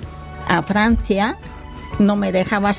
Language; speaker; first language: Spanish; non-native, learner; Khmer